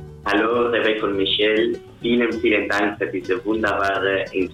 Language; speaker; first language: German; non-native, fluent; Spanish